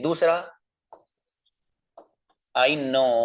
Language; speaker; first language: Hindi; native; Hindi